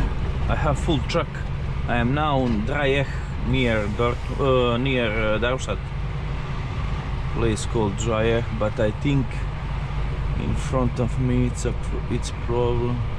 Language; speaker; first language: English; non-native, learner; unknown